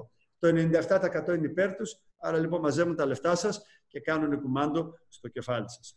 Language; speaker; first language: Greek; native; Greek